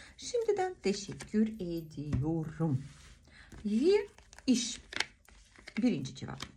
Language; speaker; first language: Turkish; non-native, fluent; Russian